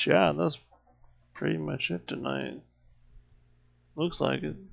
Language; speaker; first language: English; native; English